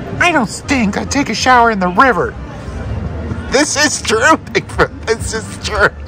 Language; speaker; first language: English; native; English